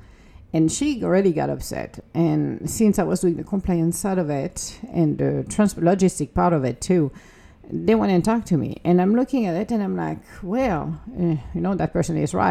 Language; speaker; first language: English; non-native, fluent; French